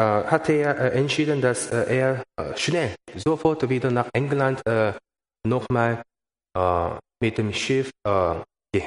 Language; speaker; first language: German; non-native, learner; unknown